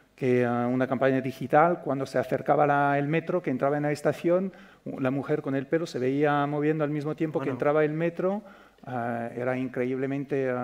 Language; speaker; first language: Spanish; non-native, fluent; French